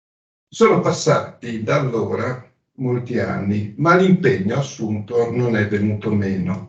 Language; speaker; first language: Italian; native; Italian